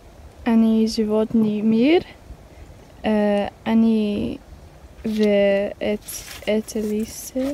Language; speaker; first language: Russian; non-native, learner; English